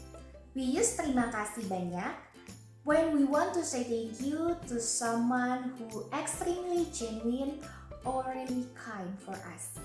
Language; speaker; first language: English; non-native, fluent; Indonesian